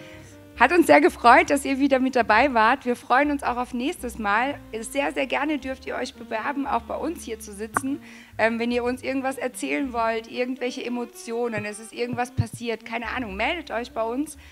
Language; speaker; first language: German; native; German